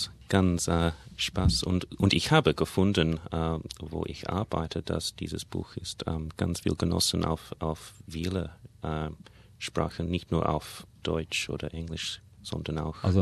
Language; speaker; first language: German; non-native, learner; English